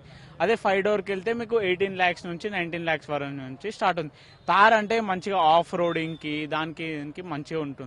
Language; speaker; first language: Telugu; native; Telugu